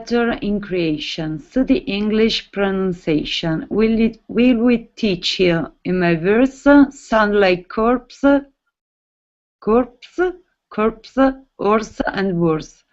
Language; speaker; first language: English; non-native, learner; Italian